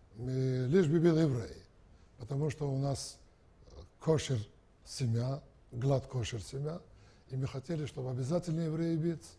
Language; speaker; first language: Russian; non-native, local second language; Georgian